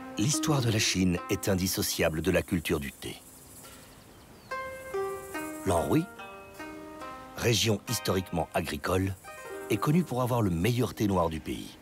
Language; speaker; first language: French; native; French